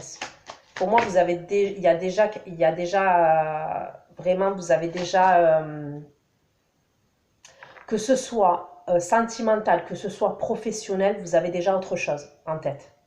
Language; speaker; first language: French; native; French